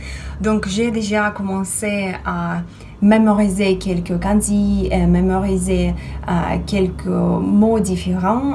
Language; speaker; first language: French; non-native, fluent; Russian